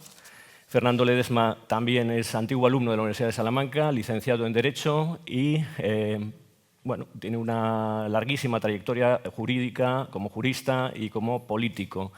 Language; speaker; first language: Spanish; native; Spanish